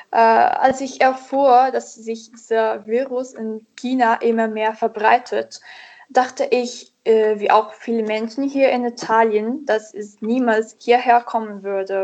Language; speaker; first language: German; non-native, learner; Italian